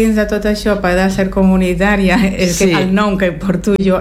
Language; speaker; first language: Catalan; non-native, fluent; Spanish